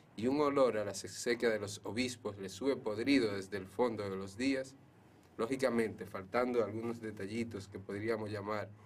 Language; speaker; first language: Spanish; native; Spanish